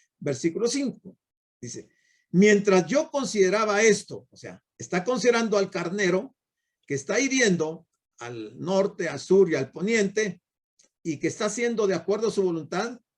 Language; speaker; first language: Spanish; native; Spanish